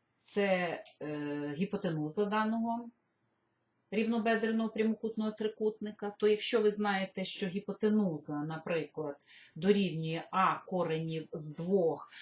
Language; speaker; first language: Ukrainian; native; Ukrainian